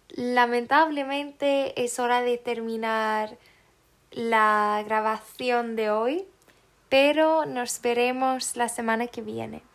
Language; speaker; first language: Spanish; non-native, fluent; Swedish